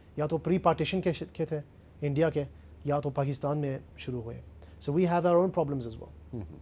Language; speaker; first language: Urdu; early bilingual, heritage; Urdu